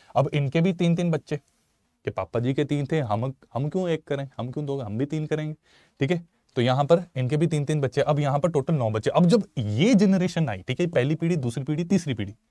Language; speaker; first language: Hindi; native; Hindi